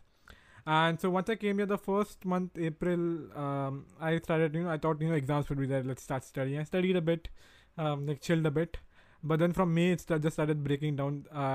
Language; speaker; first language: English; non-native, local second language; Hindi